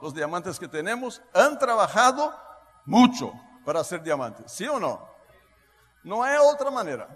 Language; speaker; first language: Spanish; non-native, fluent; Portuguese